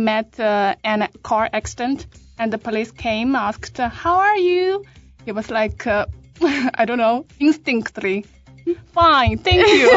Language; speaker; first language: English; non-native, fluent; Chinese